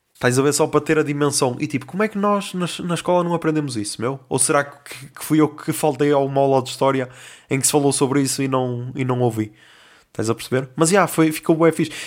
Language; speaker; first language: Portuguese; native; Portuguese